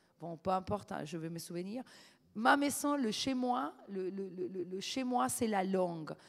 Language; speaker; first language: French; non-native, fluent; Spanish